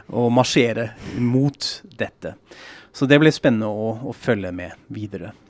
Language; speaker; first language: Norwegian; non-native, fluent; German